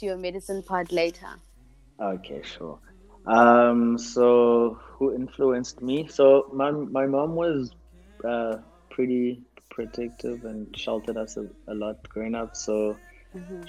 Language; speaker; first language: English; non-native, local second language; Xhosa